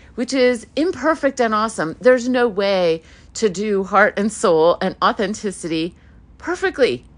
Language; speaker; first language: English; early bilingual, other home language; Hebrew